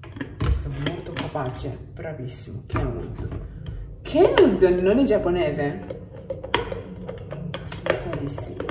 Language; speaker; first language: Italian; non-native, learner; Japanese